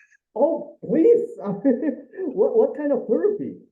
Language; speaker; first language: English; non-native, fluent; Indonesian